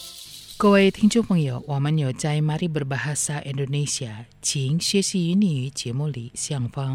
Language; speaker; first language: Chinese; non-native, fluent; Indonesian